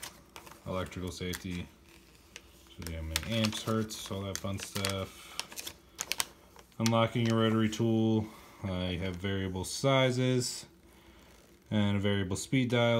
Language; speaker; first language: English; native; English